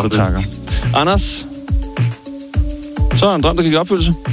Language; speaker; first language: Danish; native; Danish